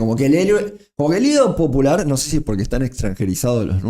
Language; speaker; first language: Spanish; native; Spanish